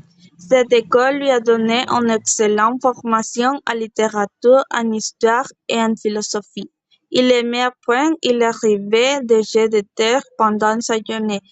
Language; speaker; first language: French; non-native, learner; Spanish